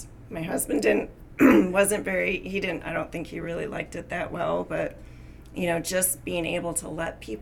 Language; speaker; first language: English; native; English